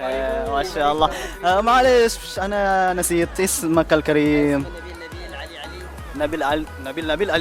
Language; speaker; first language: Arabic; non-native, learner; Indonesian